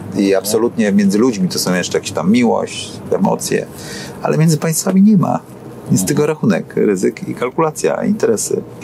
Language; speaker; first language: Polish; native; Polish